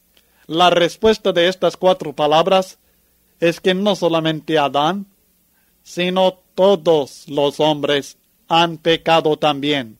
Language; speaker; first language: Spanish; native; Spanish